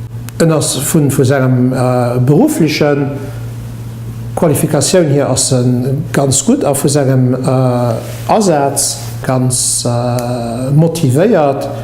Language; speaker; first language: German; non-native, local second language; Luxembourgish